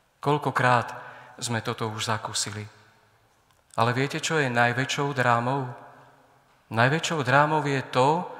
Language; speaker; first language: Slovak; native; Slovak